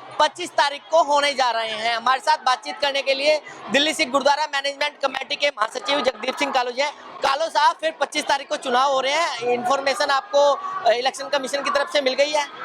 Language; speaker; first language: Hindi; native; Hindi